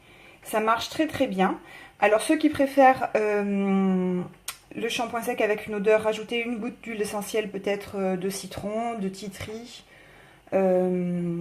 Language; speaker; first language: French; native; French